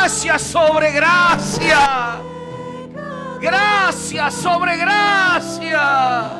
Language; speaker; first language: Spanish; native; Spanish